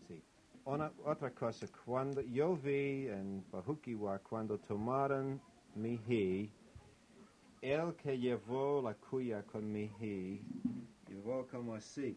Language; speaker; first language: Spanish; non-native, fluent; English